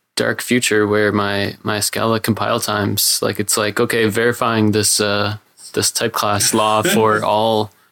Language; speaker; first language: English; native; English